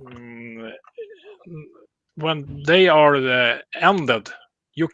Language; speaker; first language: English; non-native, learner; Swedish